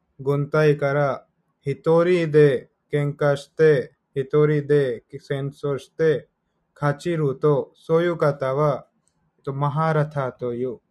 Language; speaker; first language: Japanese; non-native, learner; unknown